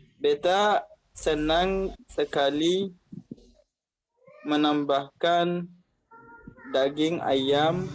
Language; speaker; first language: Indonesian; non-native, learner; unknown